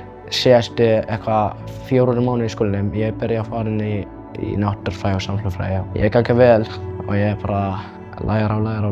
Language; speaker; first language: Icelandic; non-native, learner; Arabic